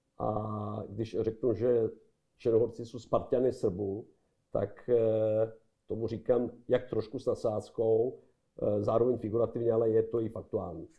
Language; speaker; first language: Czech; non-native, fluent; Serbian